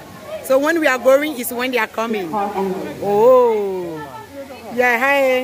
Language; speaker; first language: English; non-native, learner; French